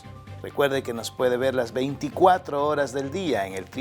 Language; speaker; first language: Spanish; native; Spanish